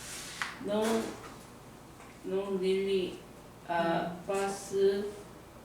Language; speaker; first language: French; non-native, learner; Korean